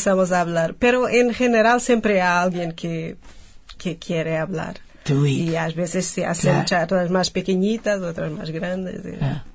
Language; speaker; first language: Spanish; non-native, fluent; Portuguese